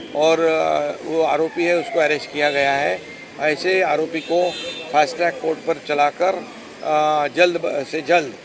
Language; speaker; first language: Hindi; non-native, local second language; Marathi